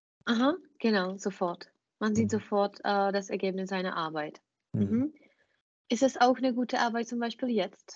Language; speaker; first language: German; non-native, fluent; Czech